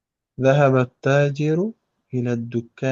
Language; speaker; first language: Arabic; non-native, learner; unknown